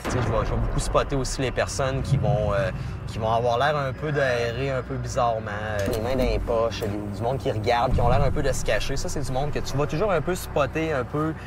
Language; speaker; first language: French; native; French